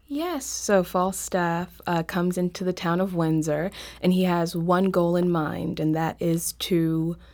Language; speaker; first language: English; native; English